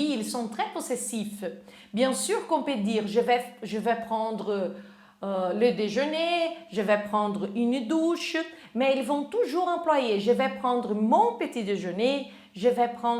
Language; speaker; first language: French; non-native, fluent; Portuguese